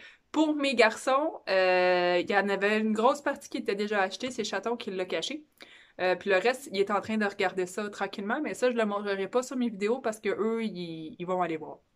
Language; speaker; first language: French; native; French